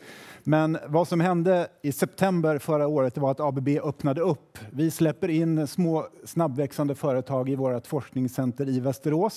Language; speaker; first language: Swedish; native; Swedish